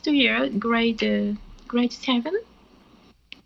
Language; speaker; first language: English; non-native, learner; Japanese